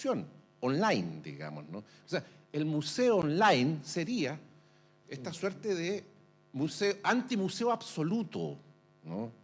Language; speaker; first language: Spanish; native; Spanish